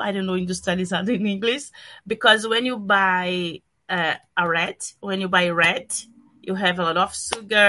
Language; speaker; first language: English; non-native, learner; Portuguese